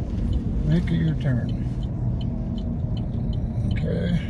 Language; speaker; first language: English; native; English